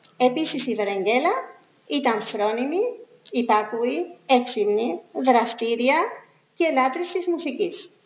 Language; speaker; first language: Greek; non-native, fluent; Spanish